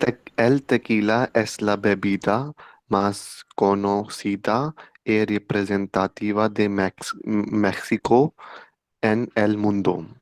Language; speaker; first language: Spanish; non-native, learner; Hindi